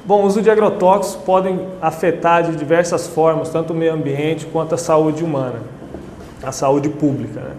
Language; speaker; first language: Portuguese; native; Portuguese